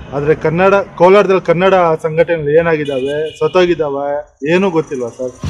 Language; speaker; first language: Kannada; native; Kannada